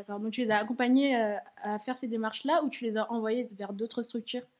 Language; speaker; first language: French; native; French